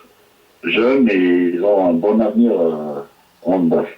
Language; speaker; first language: French; non-native, local second language; Arabic